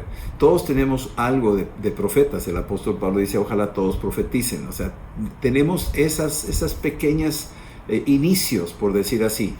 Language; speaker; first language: Spanish; native; Spanish